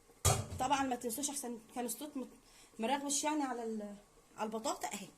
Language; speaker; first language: Arabic; native; Arabic